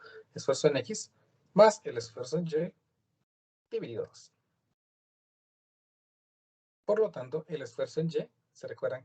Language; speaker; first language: Spanish; native; Spanish